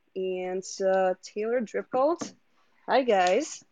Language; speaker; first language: English; non-native, fluent; Russian